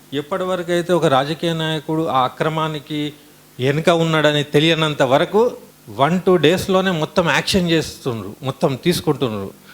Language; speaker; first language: Telugu; native; Telugu